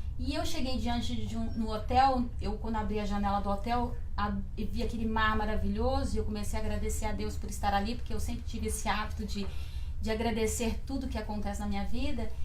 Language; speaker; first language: Portuguese; native; Portuguese